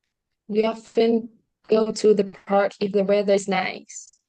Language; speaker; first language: English; non-native, learner; Vietnamese